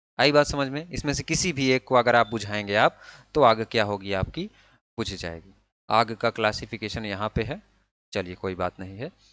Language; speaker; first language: Hindi; native; Hindi